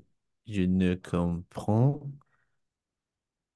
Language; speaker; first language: French; non-native, learner; English